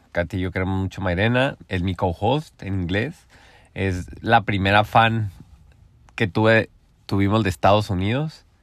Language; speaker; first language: Spanish; native; Spanish